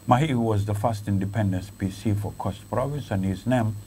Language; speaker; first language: English; non-native, local second language; Swahili